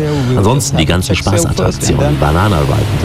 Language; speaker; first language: German; native; German